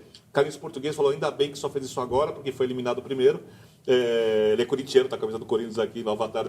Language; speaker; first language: Portuguese; native; Portuguese